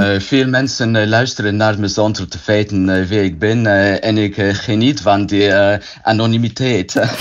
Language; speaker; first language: Dutch; non-native, learner; English